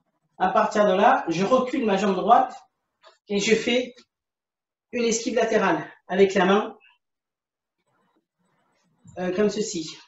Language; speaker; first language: French; native; French